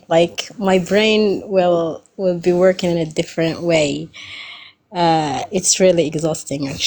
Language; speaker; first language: English; non-native, fluent; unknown